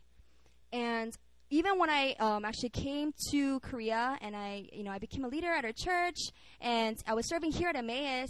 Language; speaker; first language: English; non-native, local second language; Korean